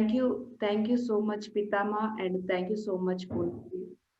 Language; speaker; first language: Hindi; native; Hindi